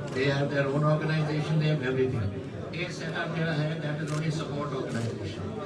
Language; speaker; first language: Hindi; non-native, local second language; Punjabi